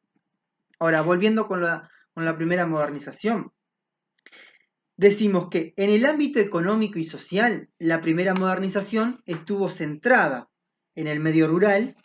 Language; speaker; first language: Spanish; native; Spanish